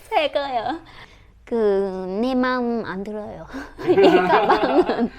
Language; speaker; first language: Korean; non-native, learner; Vietnamese